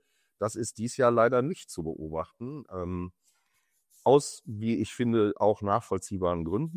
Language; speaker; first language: German; native; German